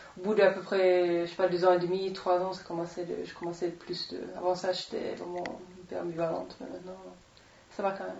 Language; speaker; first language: French; non-native, fluent; Swedish